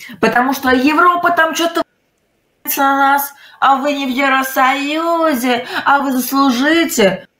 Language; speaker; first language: Russian; native; Russian